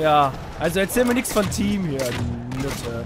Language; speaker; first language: German; native; German